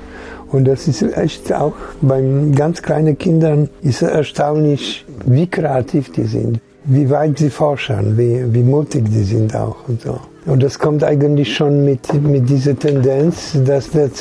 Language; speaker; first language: German; non-native, fluent; Polish